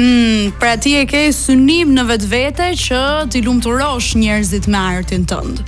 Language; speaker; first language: Albanian; native; Albanian